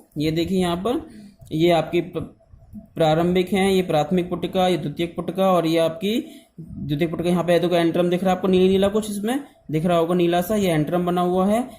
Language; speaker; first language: Hindi; native; Hindi